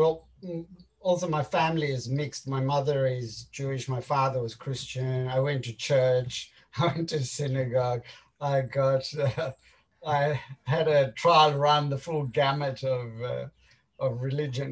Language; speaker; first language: English; native; English